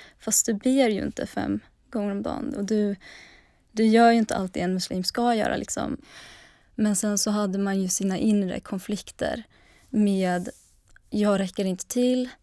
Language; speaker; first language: Swedish; early bilingual, other home language; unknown